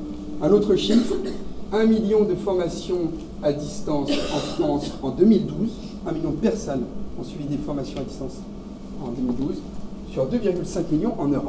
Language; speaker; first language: French; native; French